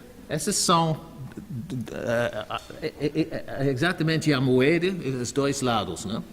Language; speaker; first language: Portuguese; non-native, fluent; English